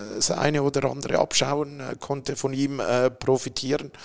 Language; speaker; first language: German; native; German